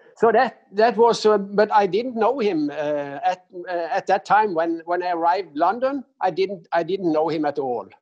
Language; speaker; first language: English; non-native, fluent; Norwegian